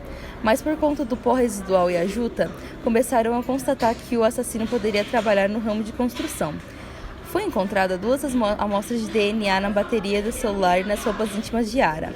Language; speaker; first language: Portuguese; native; Portuguese